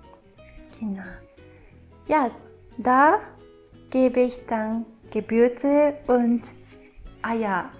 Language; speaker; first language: German; non-native, fluent; Japanese